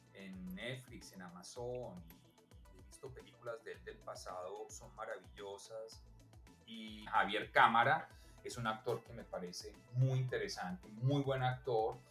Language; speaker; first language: Spanish; native; Spanish